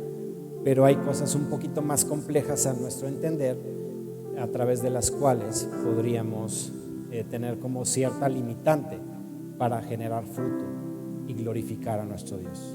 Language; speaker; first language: Spanish; native; Spanish